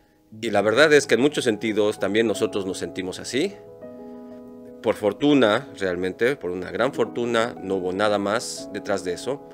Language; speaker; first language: Spanish; native; Spanish